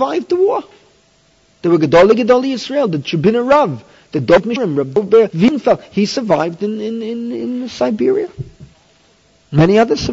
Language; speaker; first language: English; native; English